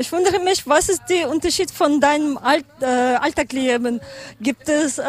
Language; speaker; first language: German; non-native, learner; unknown